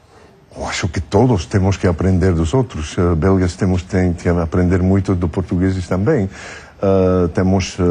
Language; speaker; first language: Portuguese; non-native, fluent; French